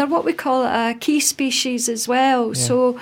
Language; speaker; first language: English; native; English